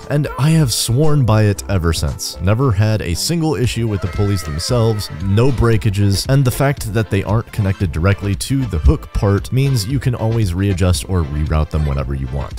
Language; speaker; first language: English; native; English